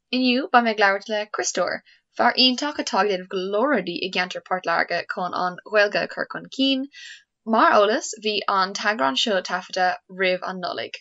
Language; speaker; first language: Irish; non-native, local second language; English